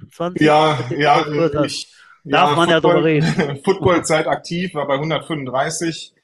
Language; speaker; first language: German; native; German